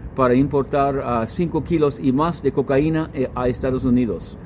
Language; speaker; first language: Spanish; non-native, fluent; English